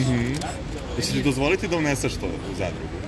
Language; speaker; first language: Croatian; native; Croatian